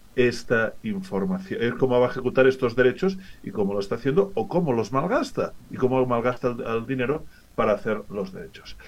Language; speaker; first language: Spanish; native; Spanish